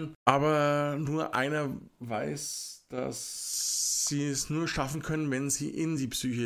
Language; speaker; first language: German; native; German